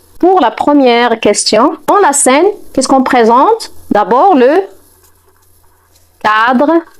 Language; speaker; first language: French; non-native, fluent; Arabic